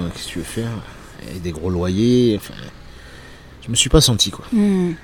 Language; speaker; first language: French; native; French